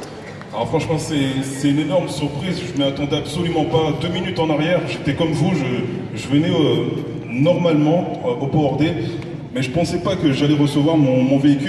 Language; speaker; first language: French; native; French